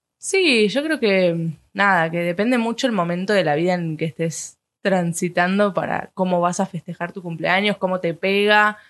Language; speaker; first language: Spanish; native; Spanish